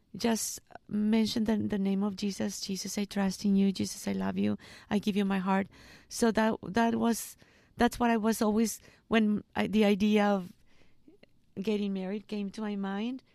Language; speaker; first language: English; non-native, fluent; Spanish